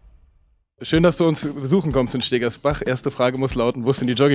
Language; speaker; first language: German; native; German